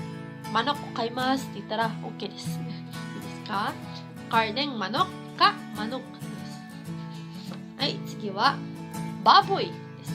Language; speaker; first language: Japanese; non-native, fluent; Cebuano